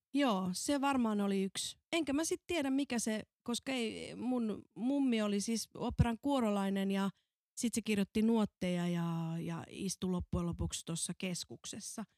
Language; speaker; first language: Finnish; native; Finnish